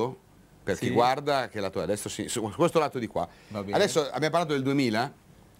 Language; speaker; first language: Italian; native; Italian